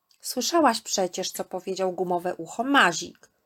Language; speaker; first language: Polish; native; Polish